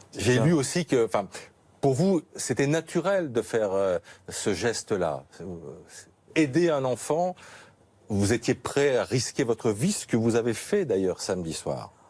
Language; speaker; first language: French; native; French